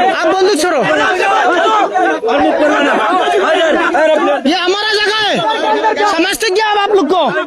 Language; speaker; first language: Hindi; non-native, learner; Bangla